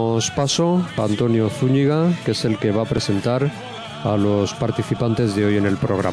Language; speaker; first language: Spanish; native; Spanish